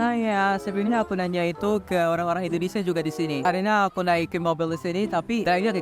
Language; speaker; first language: Indonesian; non-native, fluent; Filipino